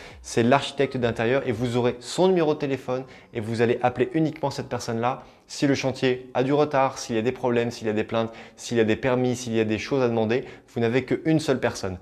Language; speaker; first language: French; native; French